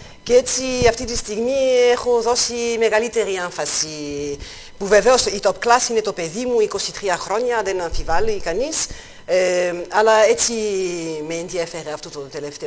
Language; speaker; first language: Greek; non-native, fluent; French